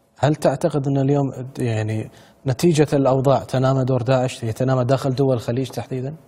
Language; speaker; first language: Arabic; native; Arabic